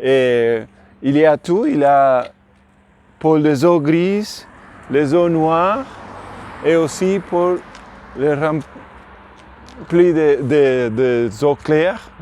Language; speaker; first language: French; non-native, fluent; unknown